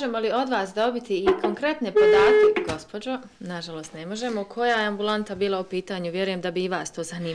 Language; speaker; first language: Serbian; native; Serbian